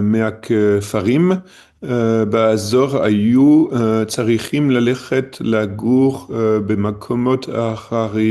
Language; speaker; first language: Hebrew; non-native, learner; French